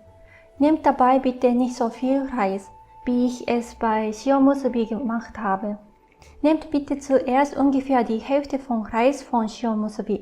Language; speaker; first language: German; non-native, fluent; Japanese